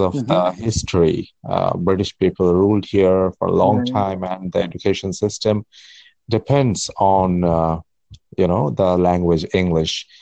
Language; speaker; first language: English; non-native, local second language; Bangla